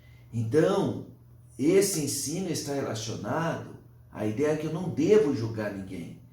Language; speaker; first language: Portuguese; native; Portuguese